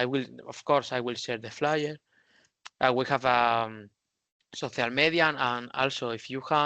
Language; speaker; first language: English; non-native, learner; Spanish